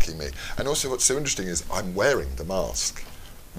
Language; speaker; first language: English; native; English